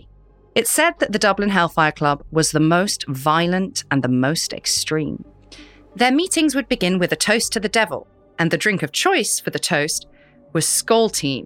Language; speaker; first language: English; native; English